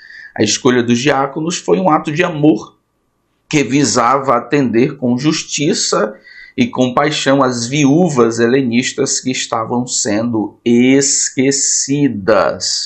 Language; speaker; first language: Portuguese; native; Portuguese